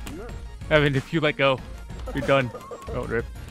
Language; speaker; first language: English; native; English